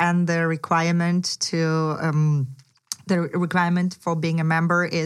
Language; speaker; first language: English; non-native, fluent; Ukrainian